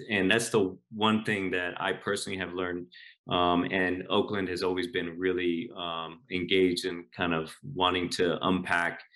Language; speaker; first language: English; native; English